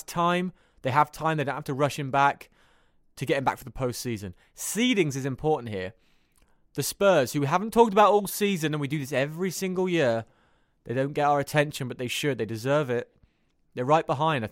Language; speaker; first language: English; native; English